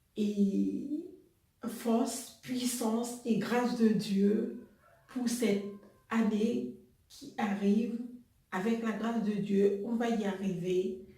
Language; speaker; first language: French; non-native, local second language; Haitian Creole